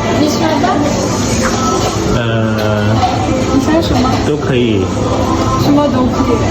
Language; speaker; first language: Chinese; non-native, learner; Thai